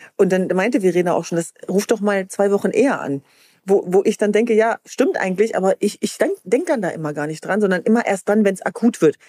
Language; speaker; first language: German; early bilingual, other home language; Kurdish